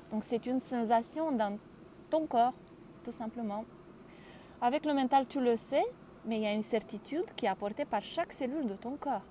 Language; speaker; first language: French; non-native, fluent; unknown